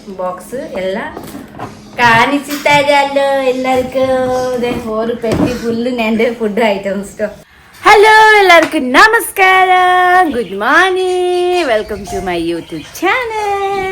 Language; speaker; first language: Malayalam; non-native, fluent; Nepali